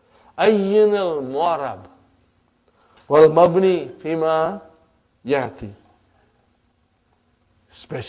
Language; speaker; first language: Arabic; non-native, fluent; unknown